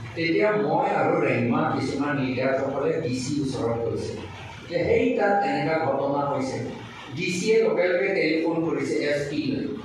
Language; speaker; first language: Assamese; non-native, local second language; Karbi